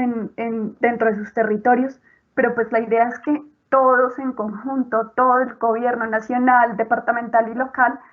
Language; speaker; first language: Spanish; native; Spanish